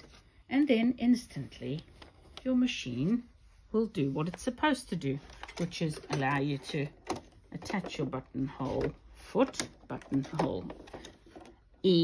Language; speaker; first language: English; native; English